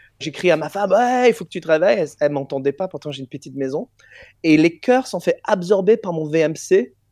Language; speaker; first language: French; non-native, fluent; English